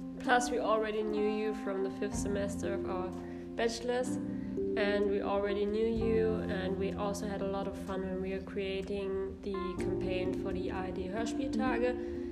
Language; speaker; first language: English; non-native, fluent; German